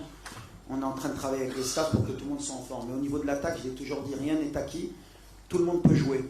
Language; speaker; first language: French; native; French